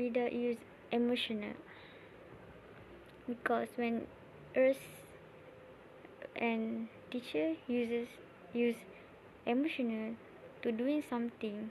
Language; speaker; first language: English; non-native, learner; Malay